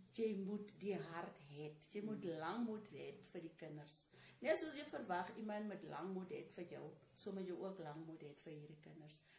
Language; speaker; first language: Afrikaans; non-native, local second language; Tswana